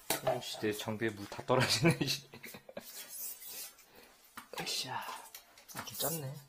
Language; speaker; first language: Korean; native; Korean